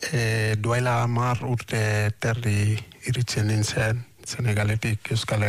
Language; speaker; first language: Basque; non-native, learner; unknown